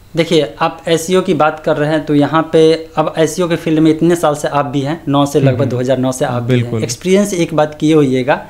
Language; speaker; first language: Hindi; native; Hindi